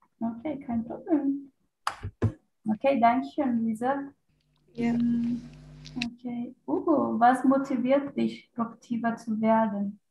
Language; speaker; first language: German; non-native, learner; Portuguese